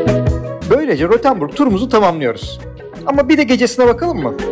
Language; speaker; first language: Turkish; native; Turkish